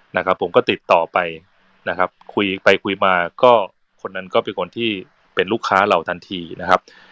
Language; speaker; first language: Thai; native; Thai